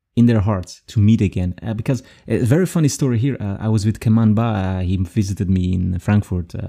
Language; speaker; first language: English; non-native, fluent; Dutch